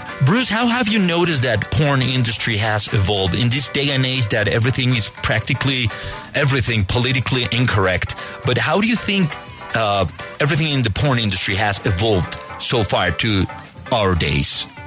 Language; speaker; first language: English; non-native, fluent; Spanish